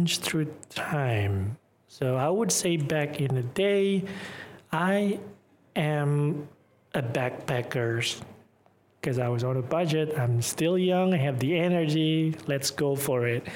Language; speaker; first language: English; non-native, fluent; Indonesian